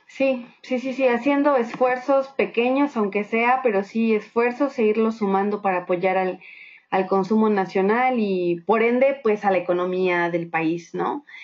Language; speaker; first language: Spanish; native; Spanish